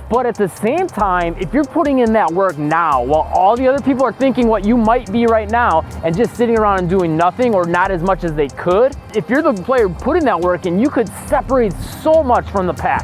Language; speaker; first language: English; native; English